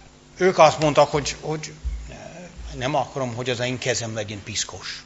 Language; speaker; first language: Hungarian; non-native, fluent; English